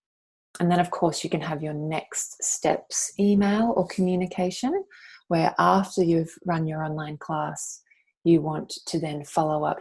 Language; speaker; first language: English; native; English